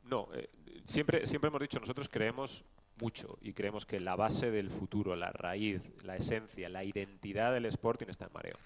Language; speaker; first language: Spanish; native; Spanish